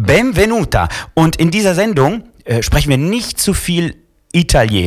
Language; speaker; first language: German; non-native, fluent; Italian